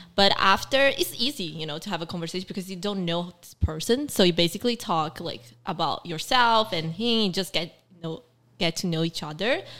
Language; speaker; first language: English; early bilingual, other home language; Portuguese